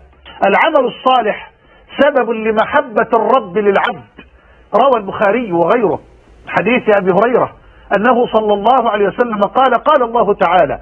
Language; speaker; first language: Arabic; native; Arabic